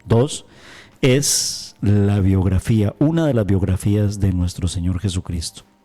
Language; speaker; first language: Spanish; native; Spanish